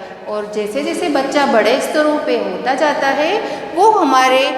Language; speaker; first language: Hindi; native; Hindi